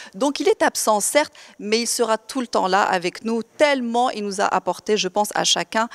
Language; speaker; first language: French; non-native, local second language; Arabic